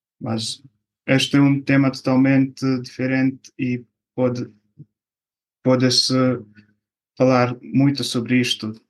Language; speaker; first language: Portuguese; non-native, fluent; Bosnian